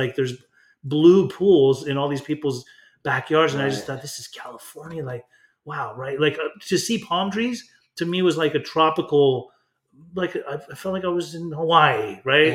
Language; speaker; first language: English; early bilingual, other home language; German